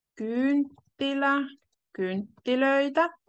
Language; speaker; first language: Finnish; native; Finnish